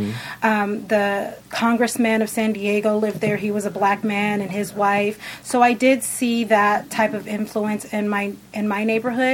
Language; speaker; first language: English; native; English